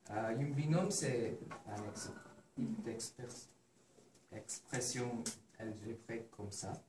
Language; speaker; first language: French; non-native, learner; Korean